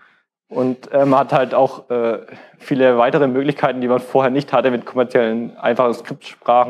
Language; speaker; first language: German; native; German